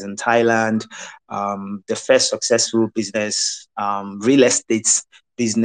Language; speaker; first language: English; non-native, local second language; Yoruba